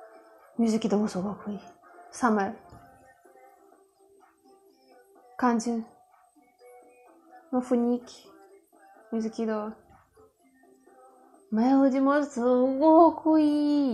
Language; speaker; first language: Japanese; non-native, learner; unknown